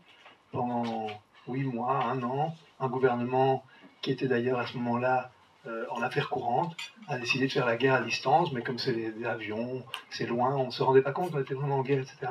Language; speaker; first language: French; native; French